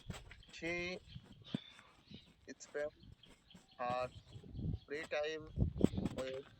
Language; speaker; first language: English; non-native, learner; Bangla